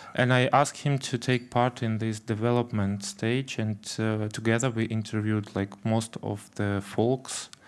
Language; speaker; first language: English; non-native, fluent; Ukrainian